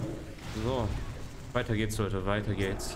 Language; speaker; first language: German; native; German